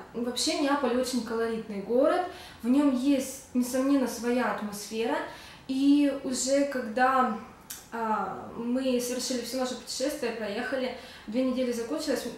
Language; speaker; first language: Russian; native; Russian